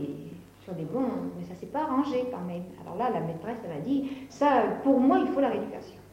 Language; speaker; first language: French; native; French